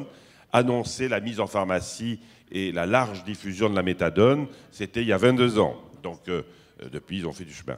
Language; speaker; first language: French; native; French